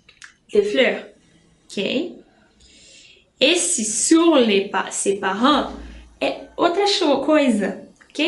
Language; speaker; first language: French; non-native, fluent; Portuguese